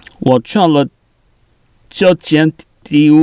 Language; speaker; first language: Chinese; non-native, learner; Korean